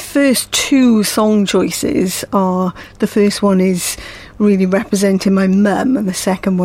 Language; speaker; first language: English; native; English